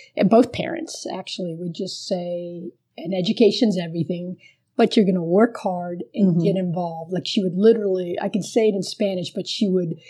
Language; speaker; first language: English; early bilingual, other home language; Spanish